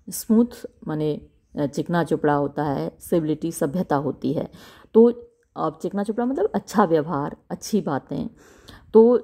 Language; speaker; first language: Hindi; native; Hindi